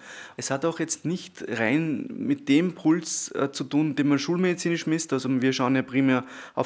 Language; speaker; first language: German; native; German